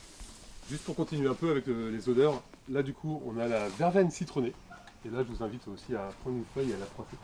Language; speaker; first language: French; native; French